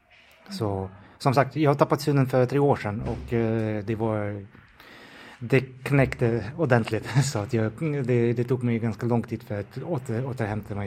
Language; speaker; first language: Swedish; non-native, fluent; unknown